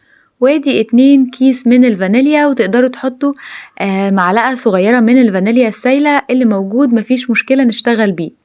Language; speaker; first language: Arabic; native; Arabic